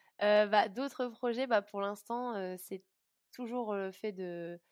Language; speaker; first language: French; native; French